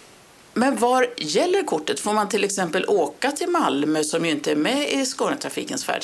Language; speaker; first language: Swedish; native; Swedish